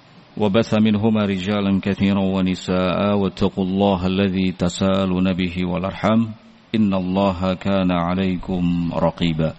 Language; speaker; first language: Arabic; non-native, fluent; Indonesian